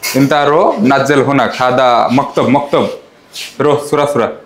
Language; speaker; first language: Arabic; non-native, learner; Bangla